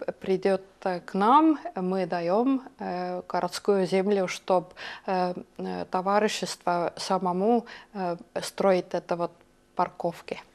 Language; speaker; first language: Russian; non-native, local second language; Estonian